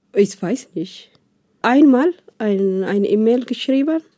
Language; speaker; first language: German; non-native, learner; Tigrinya